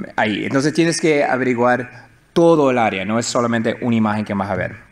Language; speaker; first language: Spanish; early bilingual, heritage; Spanish